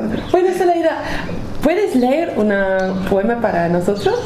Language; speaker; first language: Spanish; non-native, learner; English